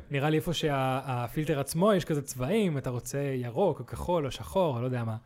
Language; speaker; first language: Hebrew; native; Hebrew